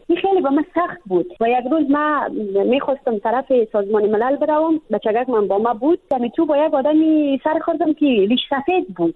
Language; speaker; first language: Persian; native; Persian